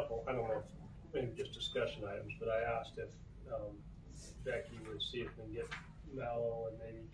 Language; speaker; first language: English; native; English